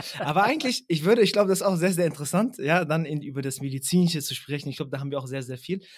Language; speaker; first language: German; early bilingual, other home language; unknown